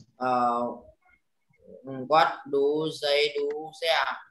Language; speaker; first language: English; non-native, learner; Vietnamese